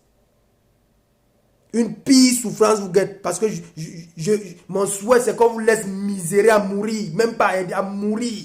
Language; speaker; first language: French; non-native, local second language; Basaa